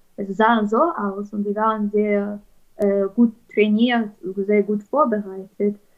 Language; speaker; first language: German; non-native, fluent; Armenian